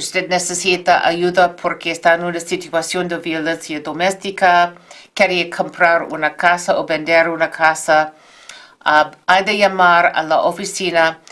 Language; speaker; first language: Spanish; non-native, fluent; English